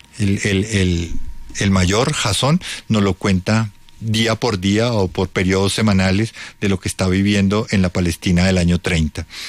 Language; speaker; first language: Spanish; native; Spanish